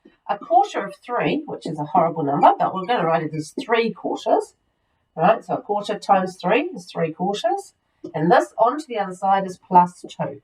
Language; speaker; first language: English; native; English